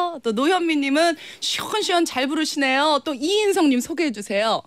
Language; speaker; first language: Korean; native; Korean